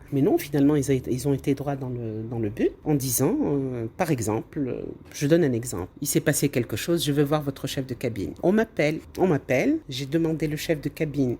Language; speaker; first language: French; non-native, local second language; Arabic